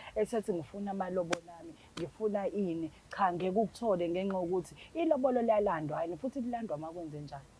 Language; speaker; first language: Zulu; native; Zulu